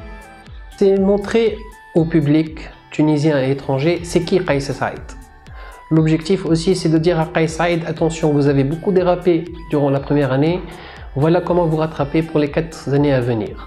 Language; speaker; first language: French; non-native, local second language; Arabic